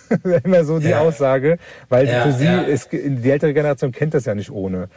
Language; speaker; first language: German; early bilingual, other home language; Turkish